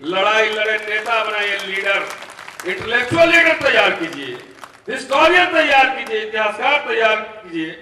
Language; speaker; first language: Hindi; native; Hindi